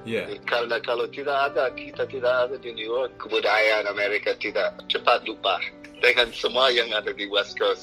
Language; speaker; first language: Indonesian; non-native, fluent; English